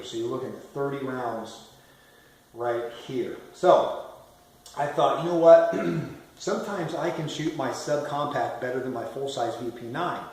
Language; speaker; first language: English; native; English